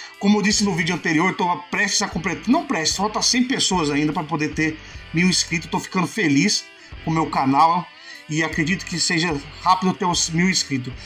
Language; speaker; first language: Portuguese; native; Portuguese